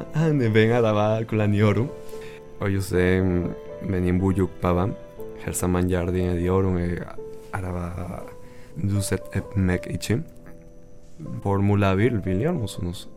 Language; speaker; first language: Turkish; non-native, learner; Spanish